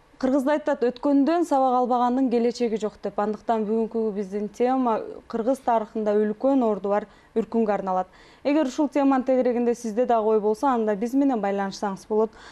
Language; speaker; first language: Kyrgyz; native; Kyrgyz